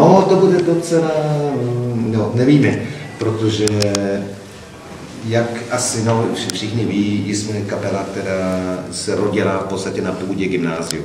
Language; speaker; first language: Czech; non-native, fluent; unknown